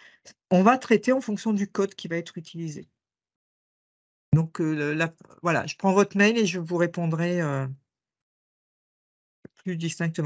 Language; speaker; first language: French; native; French